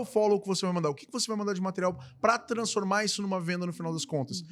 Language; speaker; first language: Portuguese; native; Portuguese